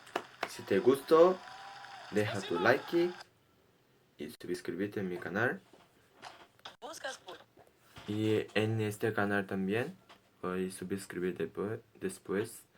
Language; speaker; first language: Spanish; non-native, learner; Portuguese